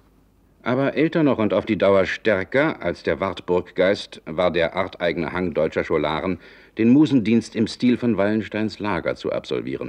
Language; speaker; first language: German; native; German